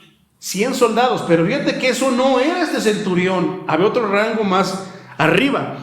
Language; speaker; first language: Spanish; native; Spanish